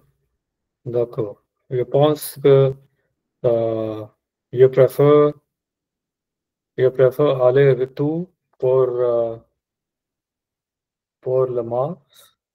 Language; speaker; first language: French; non-native, learner; Punjabi